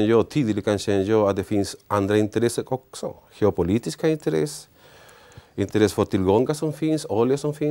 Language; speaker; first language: Swedish; non-native, learner; Spanish